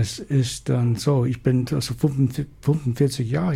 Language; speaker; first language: German; non-native, learner; English